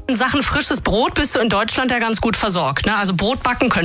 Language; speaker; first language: German; native; German